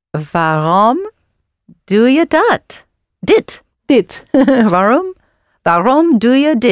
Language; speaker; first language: Dutch; non-native, learner; English